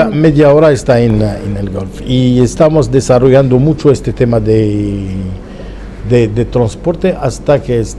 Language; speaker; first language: Spanish; non-native, fluent; Arabic